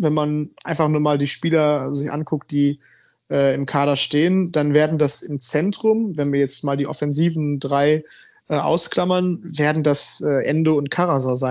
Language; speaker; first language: German; native; German